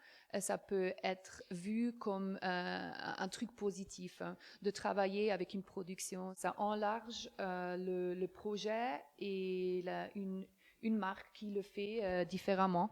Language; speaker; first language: French; non-native, fluent; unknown